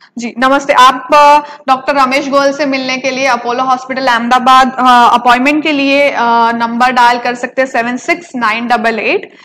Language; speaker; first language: Hindi; non-native, local second language; Gujarati